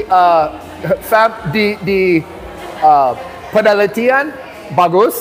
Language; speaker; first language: Indonesian; non-native, learner; English